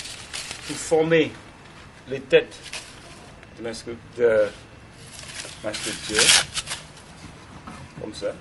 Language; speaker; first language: French; non-native, learner; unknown